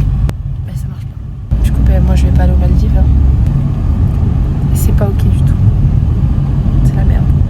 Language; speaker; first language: French; native; French